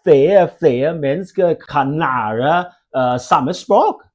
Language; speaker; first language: Norwegian; non-native, learner; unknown